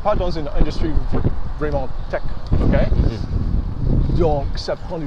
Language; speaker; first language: French; early bilingual, heritage; English